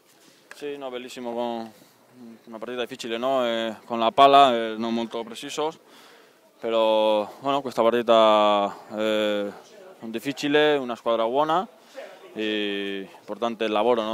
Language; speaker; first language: Italian; non-native, learner; Spanish